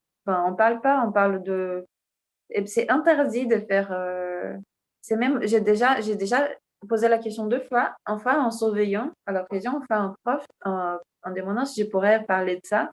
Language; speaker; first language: French; non-native, fluent; Portuguese